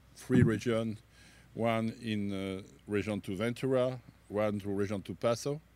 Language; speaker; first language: English; non-native, learner; French